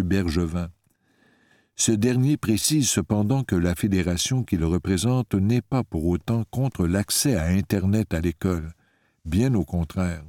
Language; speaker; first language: French; native; French